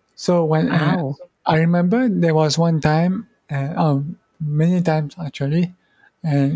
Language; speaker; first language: English; non-native, fluent; Morisyen